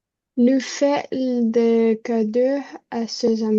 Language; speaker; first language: French; non-native, learner; Spanish